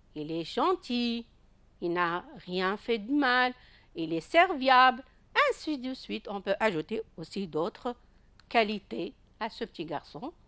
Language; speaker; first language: French; non-native, local second language; Arabic